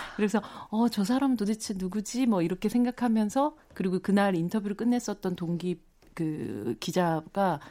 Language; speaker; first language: Korean; native; Korean